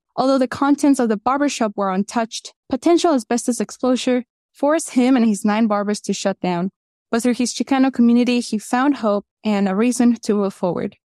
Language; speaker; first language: English; early bilingual, other home language; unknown